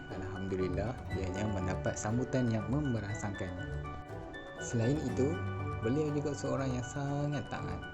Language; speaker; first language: Malay; native; Malay